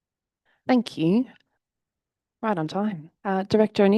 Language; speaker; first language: English; native; English